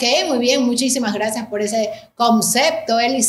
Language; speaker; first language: Spanish; native; Spanish